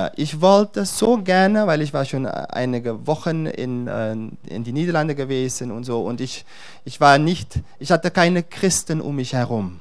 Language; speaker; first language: German; non-native, fluent; Dutch